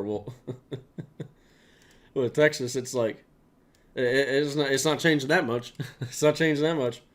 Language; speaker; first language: English; native; English